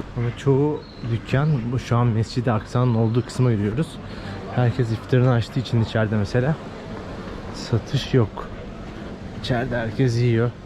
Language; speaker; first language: Turkish; native; Turkish